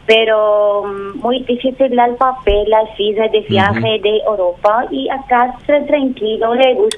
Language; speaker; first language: Spanish; non-native, learner; Arabic